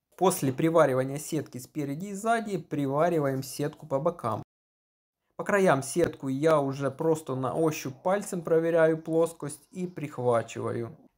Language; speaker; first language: Russian; non-native, local second language; Ukrainian